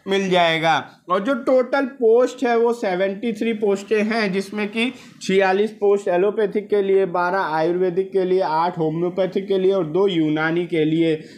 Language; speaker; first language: Hindi; native; Hindi